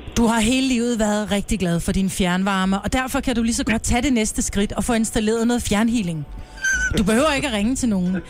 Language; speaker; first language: Danish; native; Danish